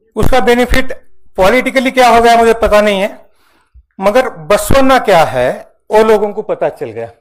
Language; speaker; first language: Hindi; non-native, local second language; Marathi